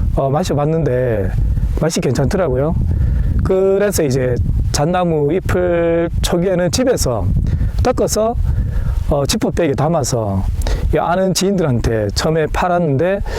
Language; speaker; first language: Korean; native; Korean